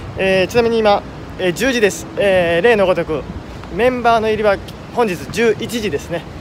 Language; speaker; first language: Japanese; native; Japanese